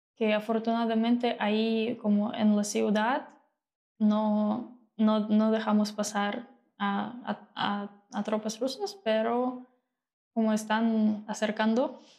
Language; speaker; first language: Spanish; non-native, fluent; Russian